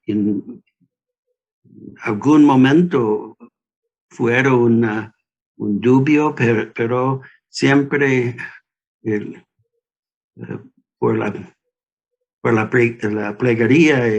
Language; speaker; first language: Spanish; non-native, learner; English